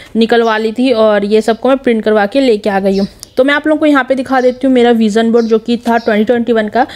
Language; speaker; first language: Hindi; non-native, local second language; Nepali